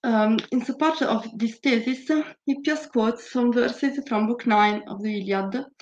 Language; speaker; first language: English; non-native, fluent; Italian